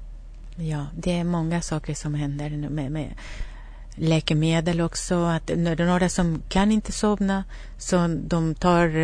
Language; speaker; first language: Swedish; non-native, fluent; Spanish